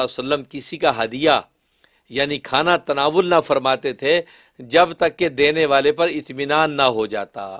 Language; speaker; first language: Urdu; non-native, local second language; Kashmiri